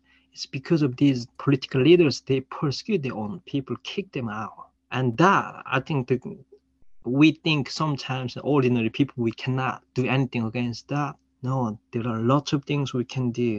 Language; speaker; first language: English; non-native, fluent; Korean